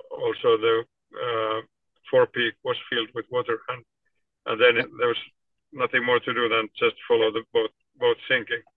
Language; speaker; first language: English; non-native, fluent; Finnish